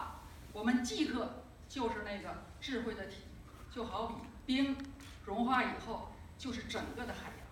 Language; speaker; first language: Chinese; native; Chinese